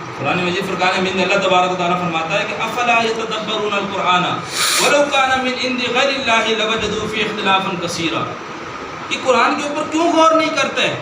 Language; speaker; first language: Urdu; non-native, local second language; Northern Hindko